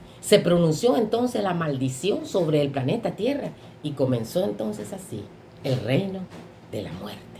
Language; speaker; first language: Spanish; native; Spanish